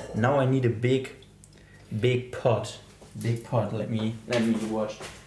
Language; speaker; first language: English; non-native, fluent; German